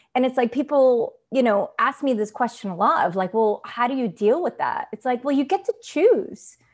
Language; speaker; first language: English; non-native, fluent; Italian